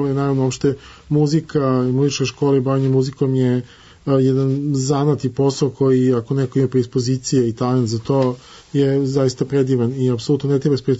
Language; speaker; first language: Serbian; native; Serbian